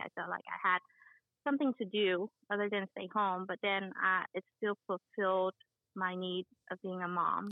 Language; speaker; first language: English; early bilingual, other home language; Vietnamese